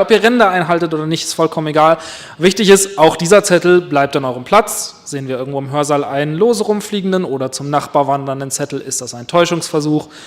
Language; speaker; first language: German; native; German